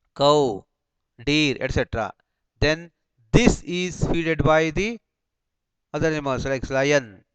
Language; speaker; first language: English; non-native, local second language; Kannada